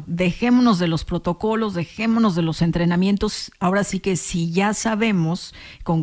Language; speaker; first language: Spanish; native; Spanish